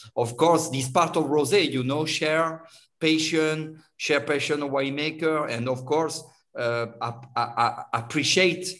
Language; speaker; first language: English; non-native, learner; French